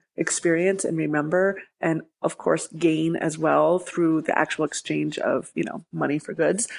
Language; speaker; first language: English; native; English